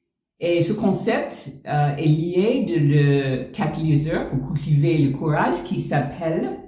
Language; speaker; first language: French; non-native, learner; English